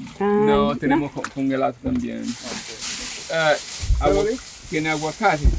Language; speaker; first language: Spanish; non-native, learner; Italian